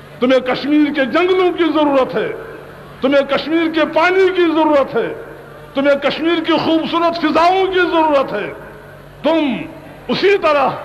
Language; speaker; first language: Urdu; non-native, local second language; Kashmiri